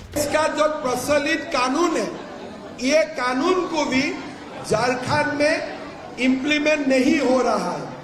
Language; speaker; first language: Hindi; non-native, local second language; Assamese